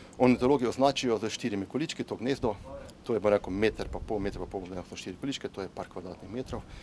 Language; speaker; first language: Slovenian; native; Slovenian